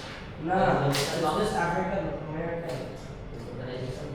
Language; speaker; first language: English; non-native, learner; Indonesian